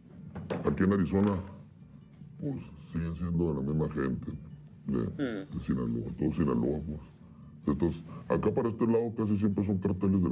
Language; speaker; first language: Spanish; native; Spanish